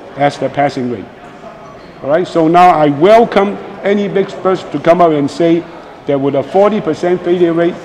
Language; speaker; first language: English; non-native, local second language; Chinese